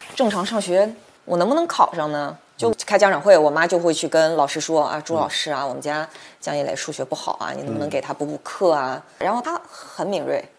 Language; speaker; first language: Chinese; native; Chinese